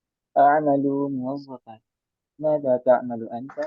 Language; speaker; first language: Arabic; non-native, learner; Indonesian